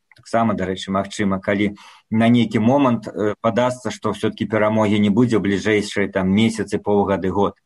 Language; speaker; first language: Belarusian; non-native, local second language; Russian